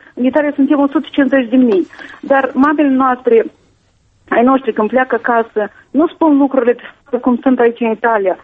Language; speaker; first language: Romanian; native; Romanian